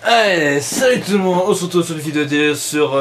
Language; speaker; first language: French; native; French